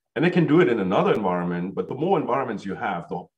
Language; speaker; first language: English; non-native, fluent; German